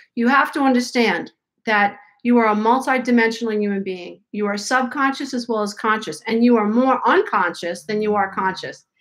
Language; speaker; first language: English; native; English